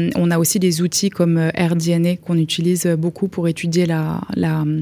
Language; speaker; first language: French; native; French